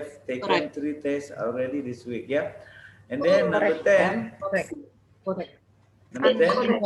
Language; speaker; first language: English; non-native, fluent; Indonesian